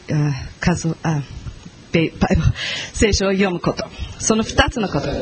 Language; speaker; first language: Japanese; non-native, learner; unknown